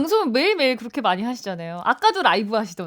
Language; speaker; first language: Korean; native; Korean